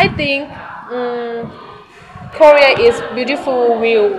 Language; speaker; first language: English; non-native, learner; Thai